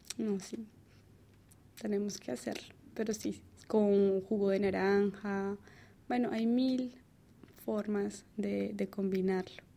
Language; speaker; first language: Spanish; native; Spanish